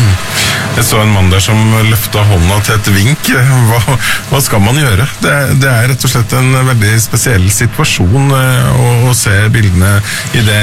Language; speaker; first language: Norwegian; native; Norwegian